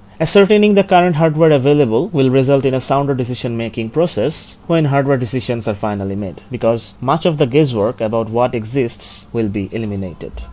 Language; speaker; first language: English; non-native, local second language; Bangla